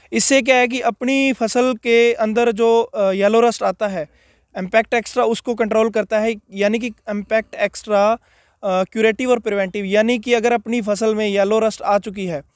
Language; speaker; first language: Hindi; non-native, local second language; Punjabi